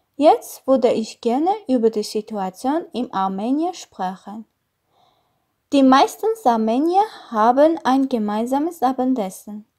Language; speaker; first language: German; non-native, learner; Armenian